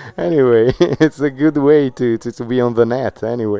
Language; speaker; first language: English; non-native, fluent; Italian